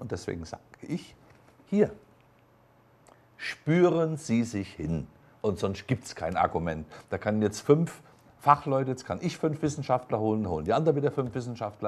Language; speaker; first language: German; native; German